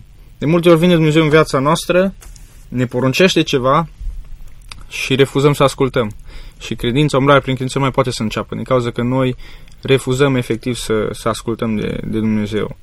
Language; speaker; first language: Romanian; native; Romanian